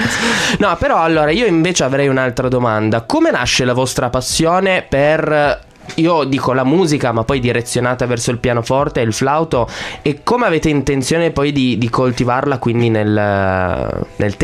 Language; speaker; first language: Italian; native; Italian